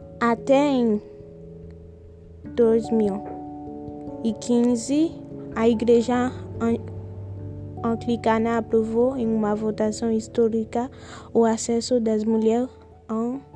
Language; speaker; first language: Portuguese; non-native, learner; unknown